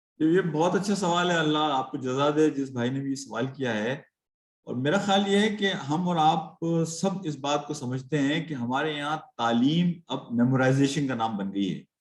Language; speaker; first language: Urdu; native; Urdu